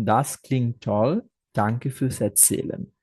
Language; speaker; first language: German; non-native, fluent; Bangla